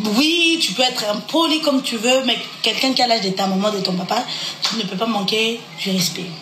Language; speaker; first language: French; non-native, local second language; Lingala